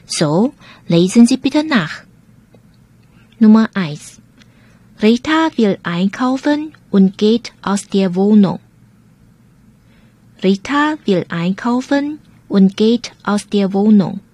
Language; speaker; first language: German; non-native, fluent; Chinese